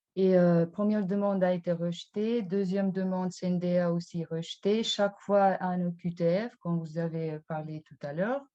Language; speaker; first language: French; non-native, fluent; Albanian